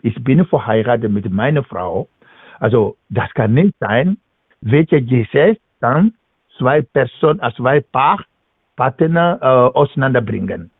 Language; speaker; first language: German; non-native, learner; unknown